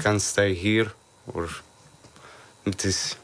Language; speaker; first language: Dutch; non-native, learner; Ukrainian